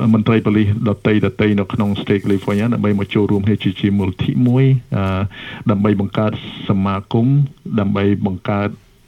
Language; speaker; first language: Khmer; early bilingual, other home language; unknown